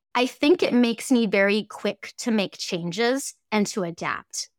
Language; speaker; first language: English; early bilingual, other home language; Cantonese